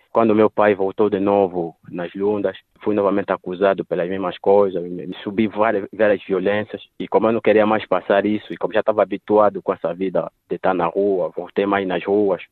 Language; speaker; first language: Portuguese; early bilingual, other home language; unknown